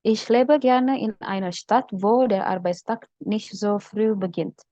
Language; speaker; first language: German; non-native, fluent; Indonesian